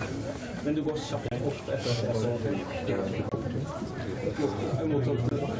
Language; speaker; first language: Norwegian; native; Norwegian